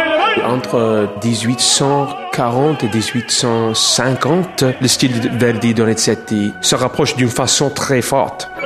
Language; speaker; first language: French; non-native, learner; English